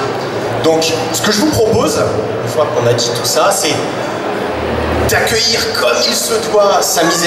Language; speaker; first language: French; native; French